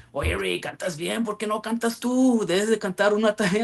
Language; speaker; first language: Spanish; early bilingual, other home language; English